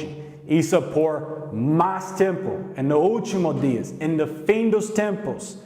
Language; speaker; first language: Portuguese; non-native, learner; English